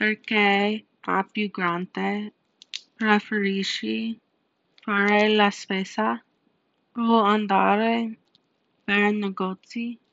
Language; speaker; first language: Italian; non-native, learner; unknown